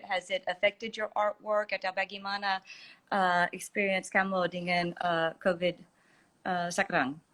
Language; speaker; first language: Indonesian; non-native, fluent; English